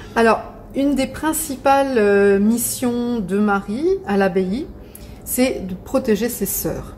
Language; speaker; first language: French; native; French